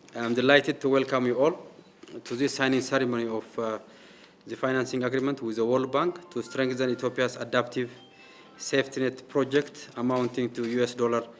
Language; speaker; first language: English; non-native, local second language; Amharic